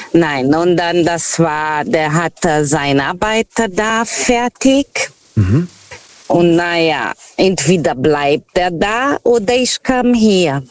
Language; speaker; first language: German; non-native, fluent; Portuguese